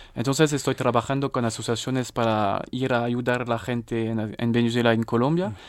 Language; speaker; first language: Spanish; non-native, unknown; French